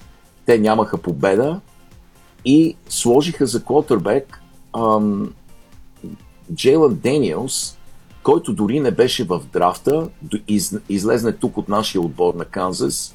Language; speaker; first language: Bulgarian; native; Bulgarian